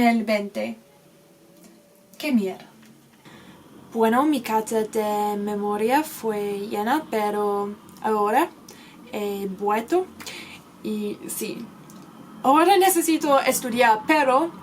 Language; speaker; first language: Spanish; non-native, learner; English